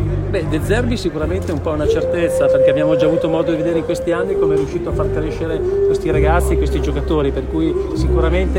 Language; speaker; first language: Italian; native; Italian